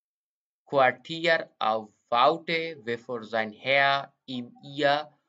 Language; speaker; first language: German; non-native, fluent; Bangla